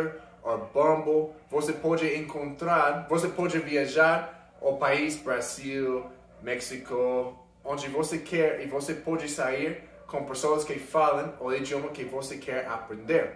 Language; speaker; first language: Portuguese; non-native, learner; English